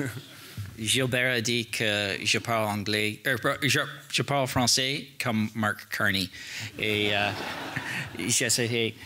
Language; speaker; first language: French; non-native, learner; English